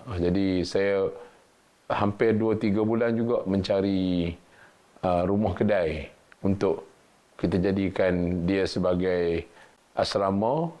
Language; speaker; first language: Malay; native; Malay